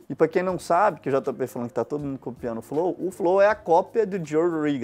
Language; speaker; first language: Portuguese; native; Portuguese